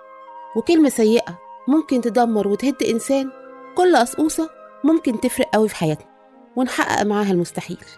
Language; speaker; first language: Arabic; native; Arabic